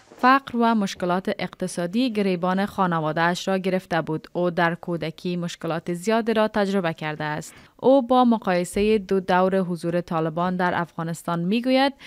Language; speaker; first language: Persian; native; Persian